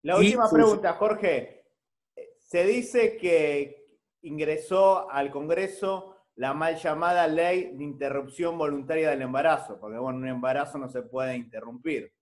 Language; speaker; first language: Spanish; native; Spanish